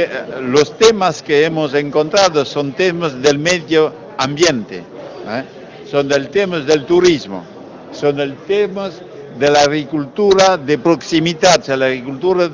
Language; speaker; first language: Spanish; non-native, learner; French